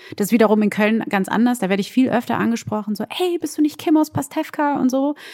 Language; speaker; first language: German; early bilingual, other home language; Portuguese